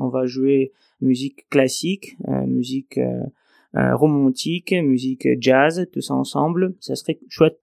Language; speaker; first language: French; non-native, fluent; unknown